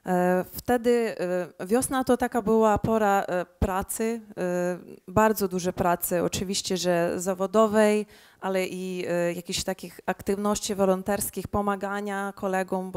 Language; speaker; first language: Polish; early bilingual, heritage; Polish